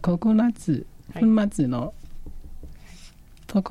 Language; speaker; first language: Japanese; non-native, fluent; Chinese